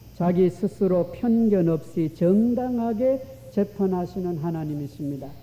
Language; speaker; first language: Korean; native; Korean